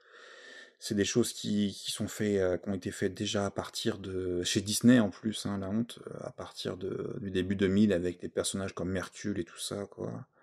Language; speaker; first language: French; native; French